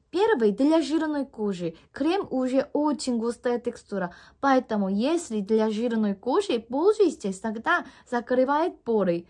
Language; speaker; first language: Russian; non-native, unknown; Korean